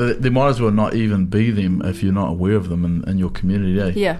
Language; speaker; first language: English; native; English